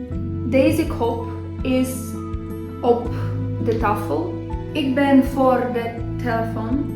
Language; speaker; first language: Dutch; non-native, learner; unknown